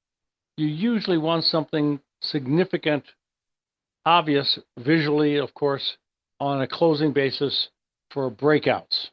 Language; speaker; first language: English; native; English